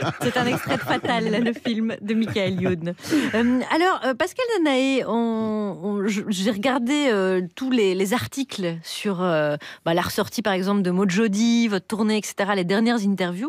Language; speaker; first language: French; native; French